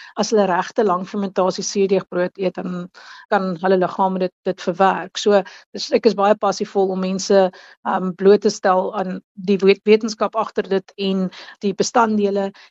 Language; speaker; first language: Afrikaans; native; Afrikaans